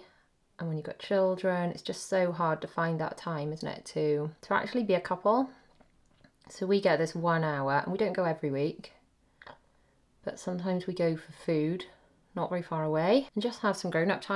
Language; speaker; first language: English; native; English